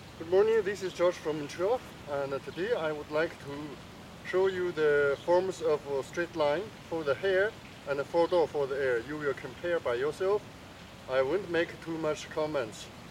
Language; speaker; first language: English; non-native, learner; Chinese